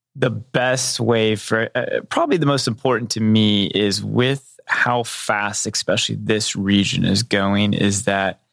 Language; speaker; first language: English; native; English